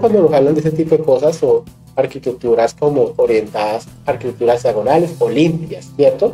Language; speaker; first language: Spanish; native; Spanish